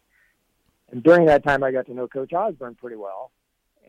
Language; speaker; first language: English; native; English